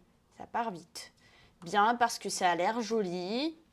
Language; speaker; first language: French; non-native, fluent; Russian